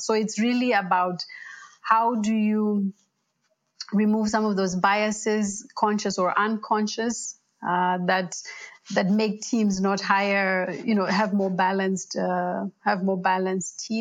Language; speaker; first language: English; non-native, local second language; Shona